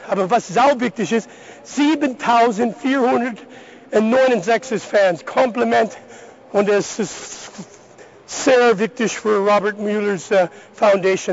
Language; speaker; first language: German; non-native, learner; English